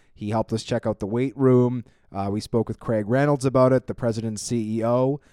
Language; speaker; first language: English; native; English